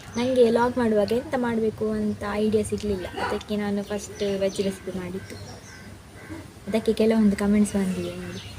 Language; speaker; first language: Kannada; non-native, local second language; Tulu